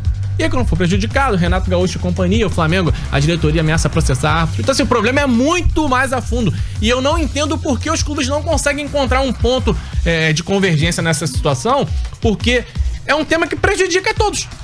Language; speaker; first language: Portuguese; native; Portuguese